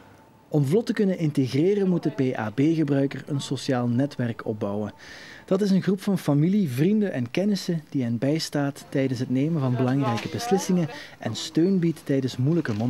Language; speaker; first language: Dutch; native; Dutch